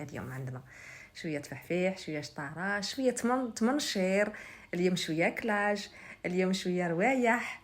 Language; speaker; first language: Arabic; native; Arabic